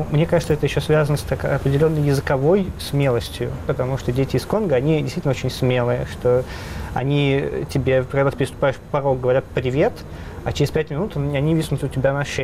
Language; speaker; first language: Russian; native; Russian